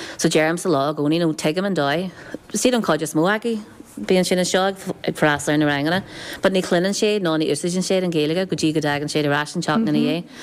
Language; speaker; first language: Irish; non-native, local second language; English